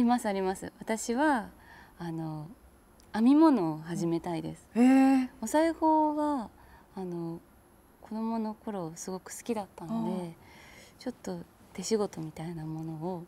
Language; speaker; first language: Japanese; native; Japanese